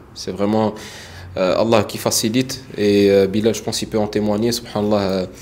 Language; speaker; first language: French; early bilingual, other home language; Arabic